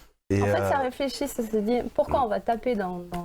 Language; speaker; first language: French; native; French